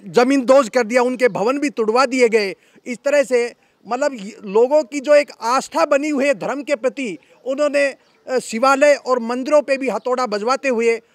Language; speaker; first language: Hindi; native; Hindi